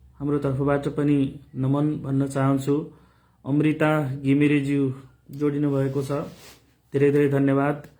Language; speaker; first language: Nepali; non-native, local second language; Maithili